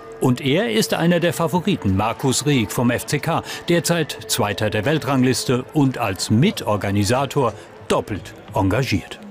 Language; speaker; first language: German; native; German